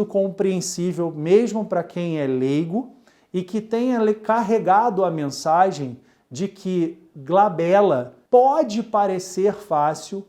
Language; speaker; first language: Portuguese; native; Portuguese